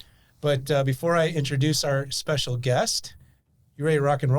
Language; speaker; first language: English; native; English